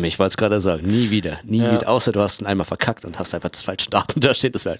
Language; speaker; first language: German; native; German